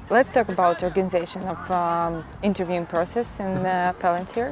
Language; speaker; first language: English; non-native, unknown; Russian